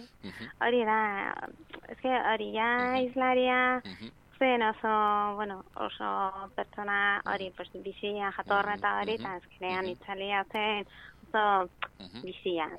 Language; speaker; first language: Basque; non-native, local second language; Spanish